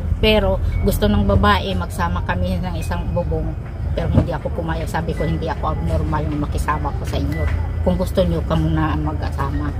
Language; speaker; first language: Filipino; non-native, local second language; Waray